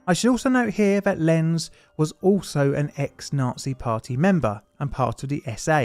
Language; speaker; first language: English; native; English